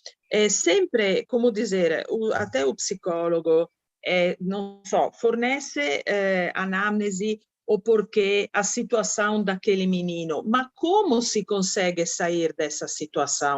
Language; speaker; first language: Portuguese; non-native, fluent; Italian